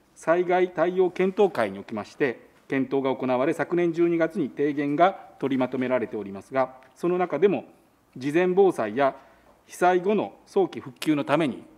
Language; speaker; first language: Japanese; native; Japanese